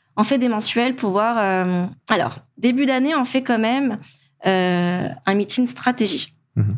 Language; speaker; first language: French; non-native, local second language; Malagasy